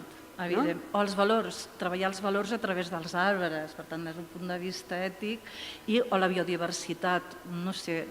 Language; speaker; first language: Catalan; native; Catalan